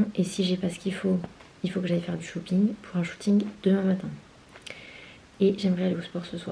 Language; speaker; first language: French; native; French